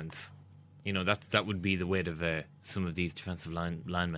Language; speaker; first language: English; native; English